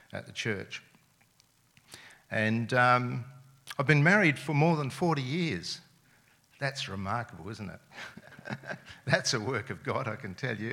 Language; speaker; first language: English; non-native, local second language; Serbian